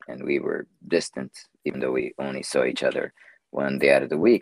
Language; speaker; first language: English; native; English